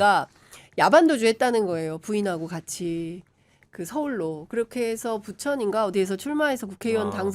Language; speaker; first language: Korean; native; Korean